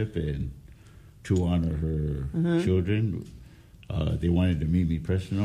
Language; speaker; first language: English; native; English